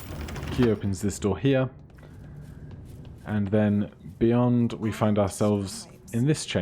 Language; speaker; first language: English; native; English